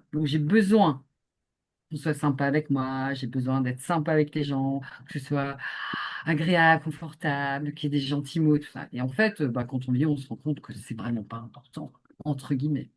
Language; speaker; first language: French; native; French